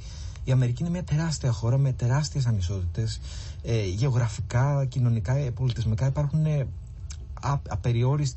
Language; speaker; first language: Greek; native; Greek